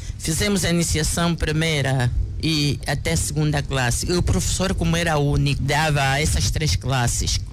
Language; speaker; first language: Portuguese; non-native, local second language; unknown